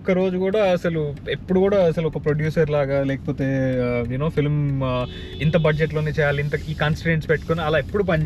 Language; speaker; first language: Telugu; native; Telugu